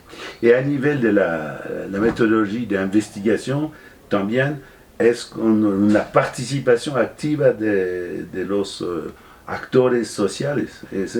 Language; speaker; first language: Spanish; non-native, fluent; French